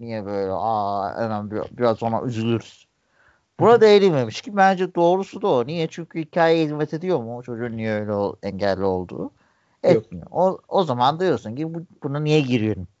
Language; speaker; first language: Turkish; native; Turkish